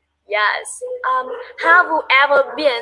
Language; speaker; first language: English; non-native, learner; Vietnamese